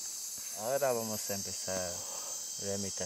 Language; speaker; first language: Spanish; non-native, local second language; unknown